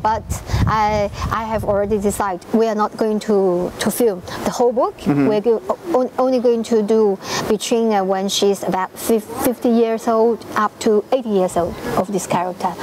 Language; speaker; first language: English; non-native, fluent; Chinese